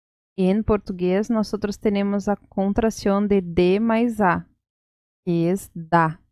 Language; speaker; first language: Spanish; non-native, fluent; Portuguese